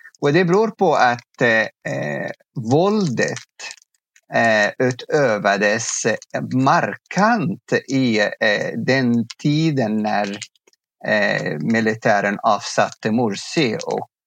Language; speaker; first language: Swedish; non-native, fluent; Arabic